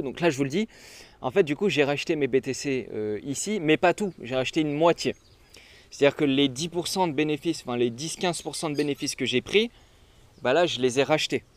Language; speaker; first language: French; native; French